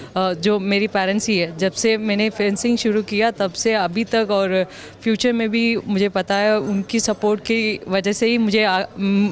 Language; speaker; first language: Hindi; non-native, local second language; Tamil